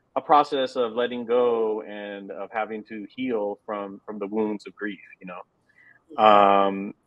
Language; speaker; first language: English; native; English